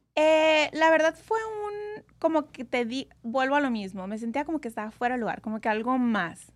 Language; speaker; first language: Spanish; native; Spanish